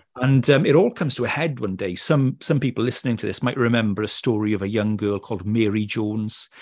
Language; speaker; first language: English; native; English